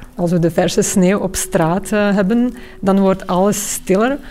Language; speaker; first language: Dutch; non-native, fluent; Slovak